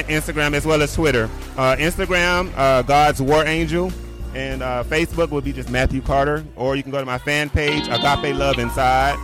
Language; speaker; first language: English; native; English